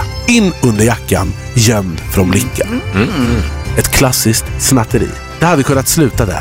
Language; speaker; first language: Swedish; native; Swedish